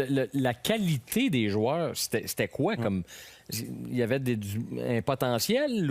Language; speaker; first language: French; native; French